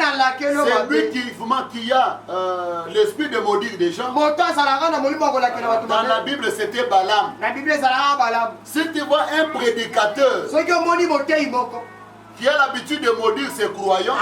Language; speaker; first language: French; non-native, local second language; Lingala